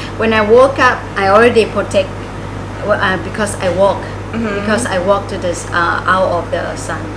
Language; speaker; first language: English; non-native, learner; Thai